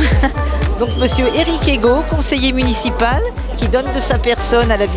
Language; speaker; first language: French; native; French